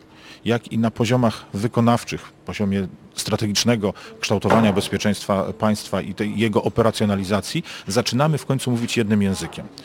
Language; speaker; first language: Polish; native; Polish